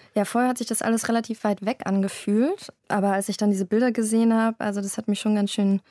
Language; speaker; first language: German; native; German